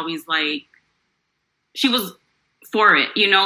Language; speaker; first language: English; native; English